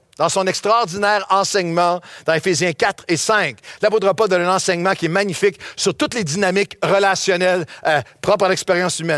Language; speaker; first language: French; native; French